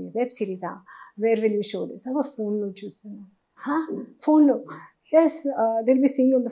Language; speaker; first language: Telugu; non-native, learner; Hindi